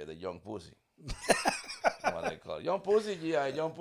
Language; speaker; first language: English; non-native, fluent; Spanish